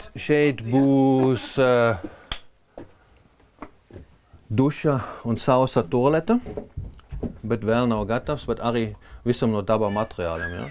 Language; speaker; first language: Latvian; non-native, learner; German